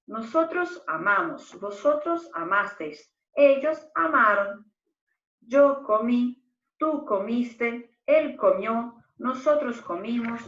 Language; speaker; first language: Spanish; non-native, fluent; Portuguese